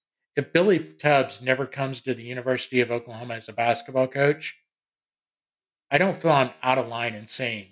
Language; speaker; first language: English; native; English